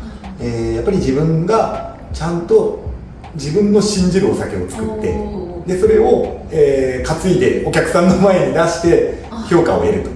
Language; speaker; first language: Japanese; native; Japanese